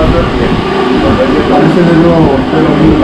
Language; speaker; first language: Spanish; native; Spanish